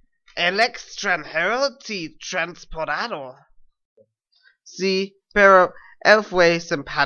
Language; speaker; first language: Spanish; non-native, learner; English